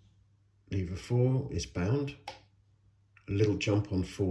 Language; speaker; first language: English; native; English